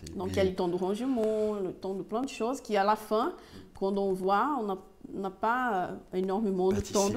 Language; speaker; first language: French; non-native, fluent; Portuguese